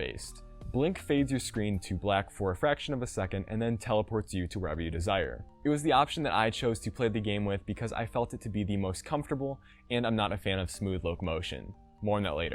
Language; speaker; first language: English; native; English